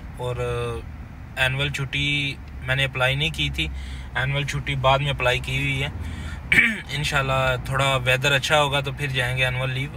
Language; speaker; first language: Urdu; non-native, local second language; Punjabi